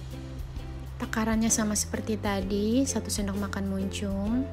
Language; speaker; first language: Indonesian; native; Indonesian